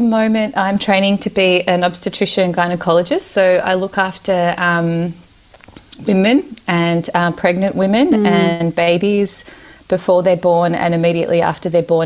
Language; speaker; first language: English; early bilingual, other home language; Romanian